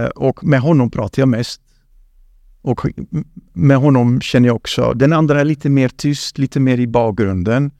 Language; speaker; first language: Swedish; non-native, fluent; Dutch